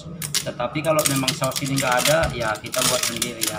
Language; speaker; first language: Indonesian; native; Indonesian